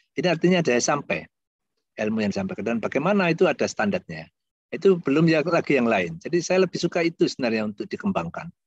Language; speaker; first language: Indonesian; native; Indonesian